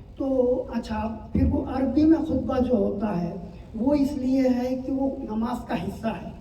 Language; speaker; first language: Urdu; native; Urdu